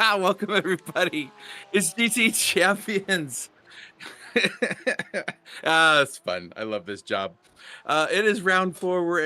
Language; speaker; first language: English; native; English